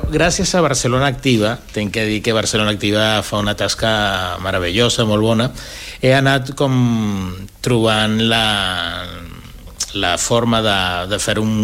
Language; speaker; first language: Catalan; non-native, fluent; Spanish